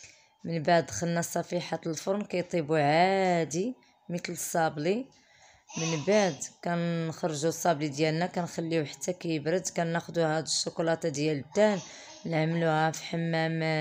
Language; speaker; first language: Arabic; native; Arabic